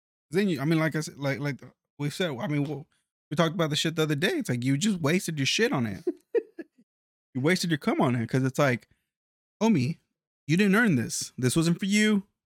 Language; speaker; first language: English; early bilingual, other home language; Spanish